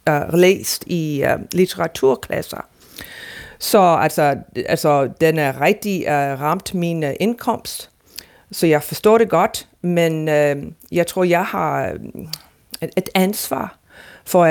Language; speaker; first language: Danish; non-native, fluent; English